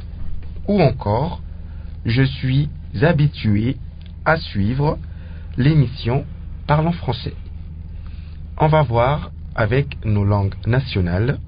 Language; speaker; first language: French; non-native, local second language; Lingala